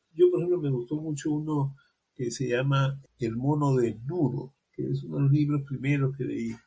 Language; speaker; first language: Spanish; native; Spanish